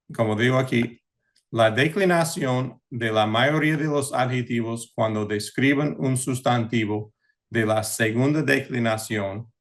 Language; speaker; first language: Spanish; early bilingual, heritage; English